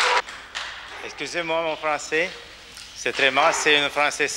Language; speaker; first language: French; non-native, learner; Slovak